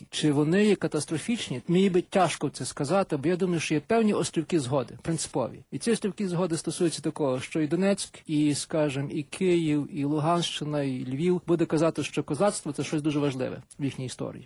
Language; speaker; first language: Ukrainian; native; Ukrainian